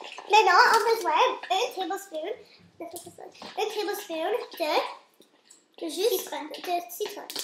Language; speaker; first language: French; non-native, local second language; English